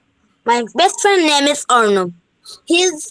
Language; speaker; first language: English; non-native, learner; Bangla